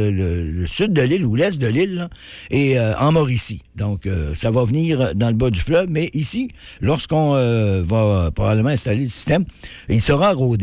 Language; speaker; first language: French; native; French